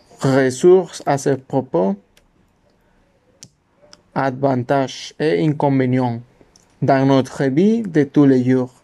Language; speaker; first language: French; non-native, learner; Spanish